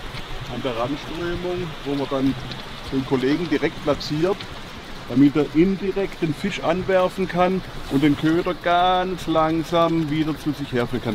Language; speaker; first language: German; native; German